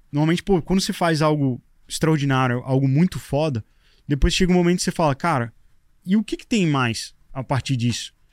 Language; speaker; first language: Portuguese; native; Portuguese